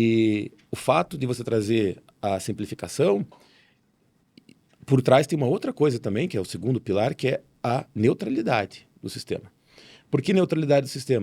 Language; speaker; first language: Portuguese; native; Portuguese